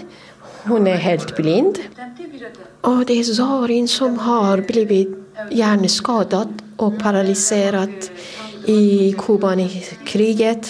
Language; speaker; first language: Swedish; non-native, fluent; Kurdish